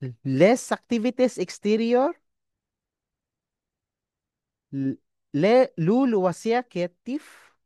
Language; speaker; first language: French; non-native, learner; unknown